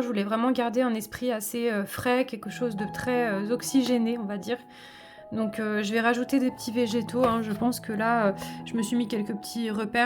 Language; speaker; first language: French; native; French